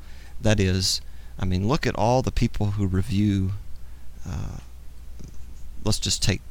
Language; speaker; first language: English; native; English